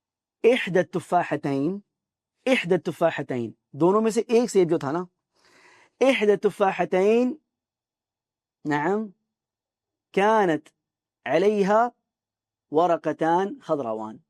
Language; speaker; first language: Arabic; non-native, fluent; Urdu